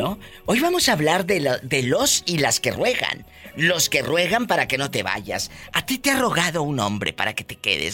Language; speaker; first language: Spanish; native; Spanish